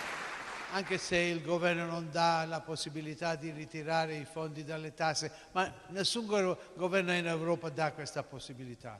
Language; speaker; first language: Italian; non-native, fluent; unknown